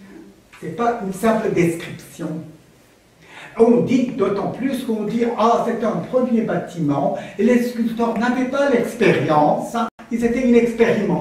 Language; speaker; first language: French; non-native, fluent; Armenian